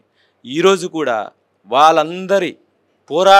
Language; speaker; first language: Telugu; native; Telugu